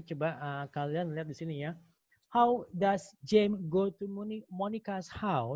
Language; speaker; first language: English; non-native, fluent; Indonesian